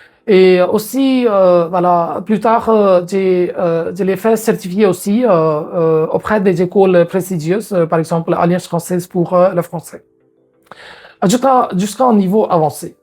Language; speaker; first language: French; non-native, fluent; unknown